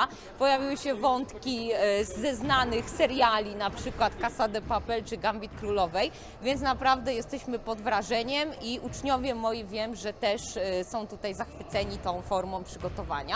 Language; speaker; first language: Polish; native; Polish